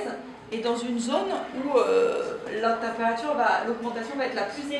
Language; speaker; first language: French; native; French